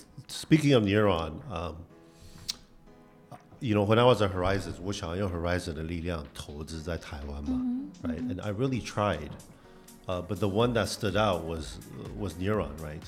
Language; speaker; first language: English; early bilingual, other home language; Chinese